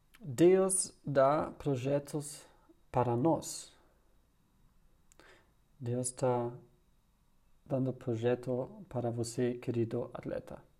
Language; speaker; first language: Portuguese; non-native, learner; German